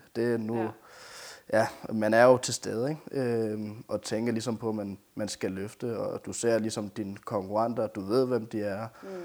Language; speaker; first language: Danish; early bilingual, other home language; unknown